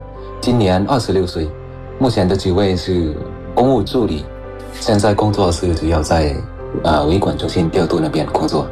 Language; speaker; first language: Chinese; non-native, fluent; Lao